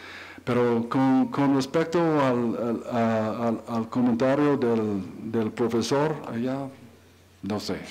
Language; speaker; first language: Spanish; non-native, learner; English